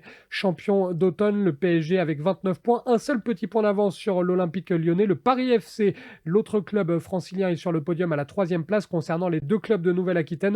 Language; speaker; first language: French; native; French